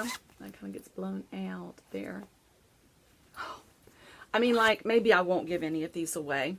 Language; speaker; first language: English; native; English